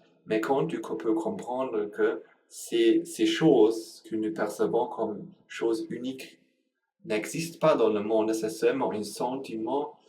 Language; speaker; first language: French; non-native, learner; Sinhala